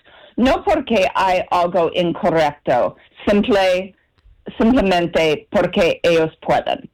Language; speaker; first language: Spanish; non-native, learner; English